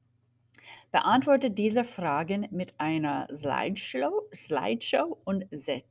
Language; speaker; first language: German; non-native, fluent; English